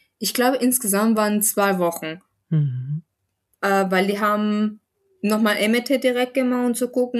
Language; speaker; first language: German; non-native, fluent; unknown